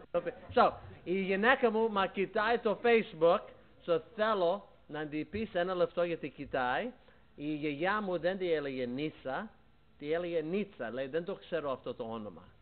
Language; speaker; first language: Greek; early bilingual, heritage; Greek